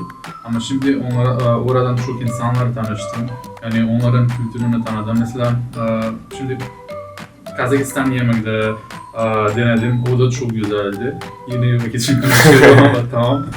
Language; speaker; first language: Turkish; non-native, fluent; Macedonian